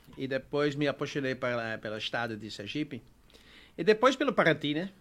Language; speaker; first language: Portuguese; non-native, fluent; Dutch